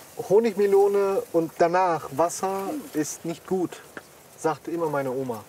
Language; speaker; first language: German; non-native, fluent; Uzbek